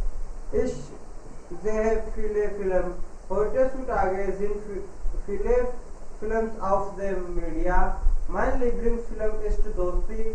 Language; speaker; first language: German; non-native, learner; Hindi